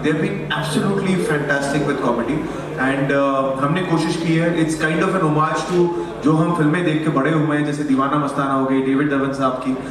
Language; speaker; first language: Hindi; native; Hindi